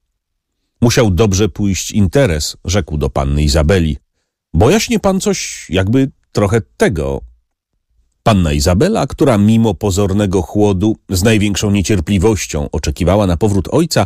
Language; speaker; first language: Polish; native; Polish